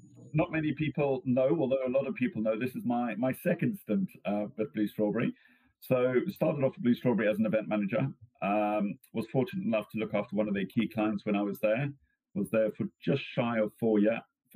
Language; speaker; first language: English; native; English